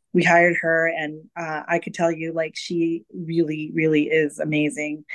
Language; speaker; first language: English; native; English